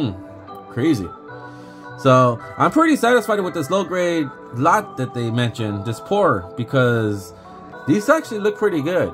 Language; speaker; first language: English; native; English